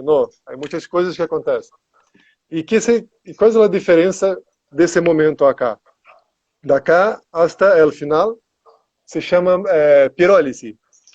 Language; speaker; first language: Spanish; non-native, learner; Portuguese